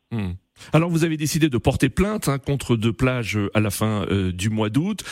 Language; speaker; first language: French; native; French